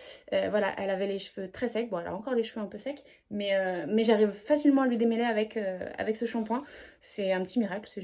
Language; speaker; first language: French; native; French